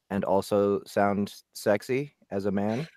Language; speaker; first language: English; native; English